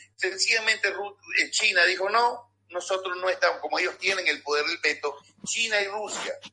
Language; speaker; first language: Spanish; native; Spanish